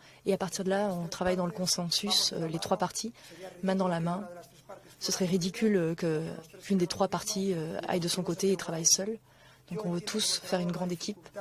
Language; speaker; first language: French; native; French